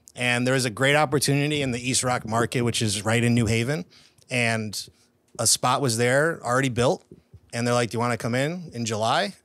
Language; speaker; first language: English; native; English